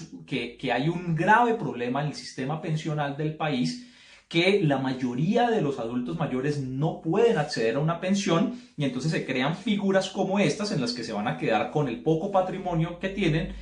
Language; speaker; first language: Spanish; native; Spanish